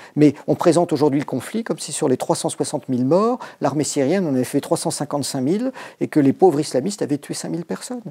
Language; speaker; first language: French; native; French